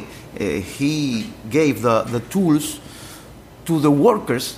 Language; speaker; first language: English; non-native, learner; Spanish